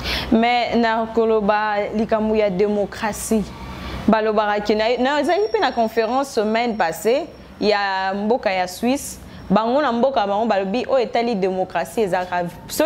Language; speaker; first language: French; non-native, local second language; Lingala